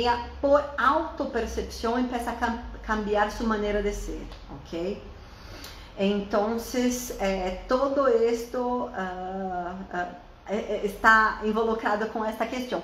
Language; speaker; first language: Spanish; non-native, fluent; Portuguese